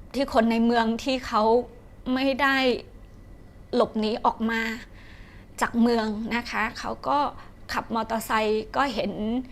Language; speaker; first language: Thai; non-native, fluent; Shan